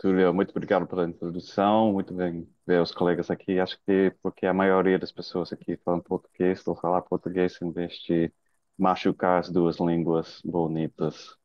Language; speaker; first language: Portuguese; non-native, fluent; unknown